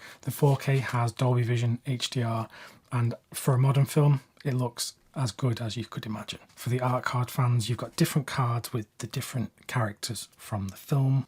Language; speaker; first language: English; native; English